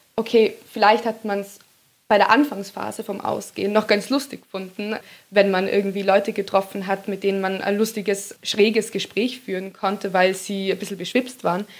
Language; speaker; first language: German; native; German